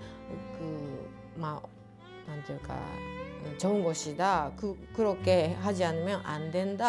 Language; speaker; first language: Korean; early bilingual, heritage; Japanese